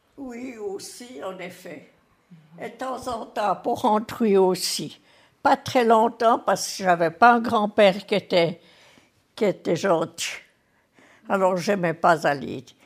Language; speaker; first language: French; native; French